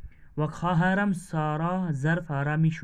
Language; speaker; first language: Persian; non-native, fluent; Urdu